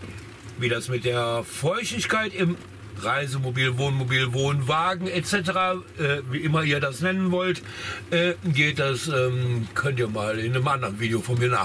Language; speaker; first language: German; native; German